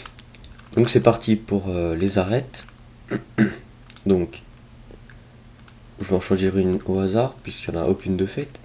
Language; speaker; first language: French; native; French